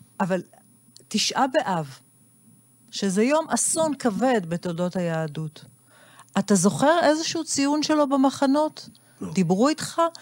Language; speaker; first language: Hebrew; native; Hebrew